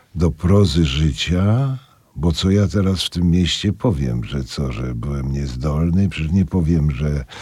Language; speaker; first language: Polish; native; Polish